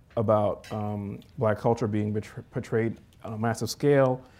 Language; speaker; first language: English; early bilingual, other home language; Haitian Creole